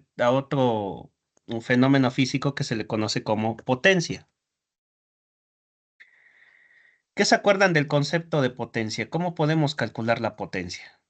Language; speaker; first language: Spanish; native; Spanish